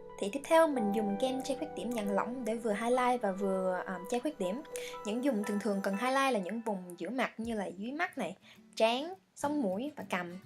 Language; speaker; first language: Vietnamese; early bilingual, heritage; Vietnamese